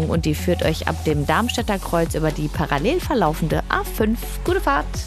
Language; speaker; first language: German; native; German